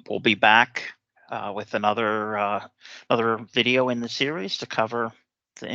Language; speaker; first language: English; native; English